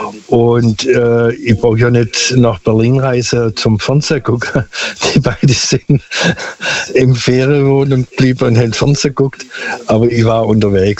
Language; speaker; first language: German; non-native, local second language; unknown